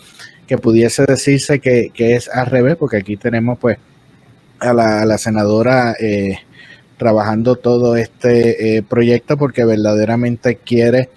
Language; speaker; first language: Spanish; native; Spanish